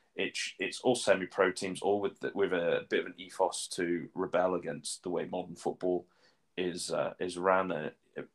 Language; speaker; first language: English; native; English